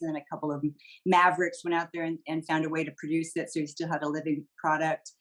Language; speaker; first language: English; native; English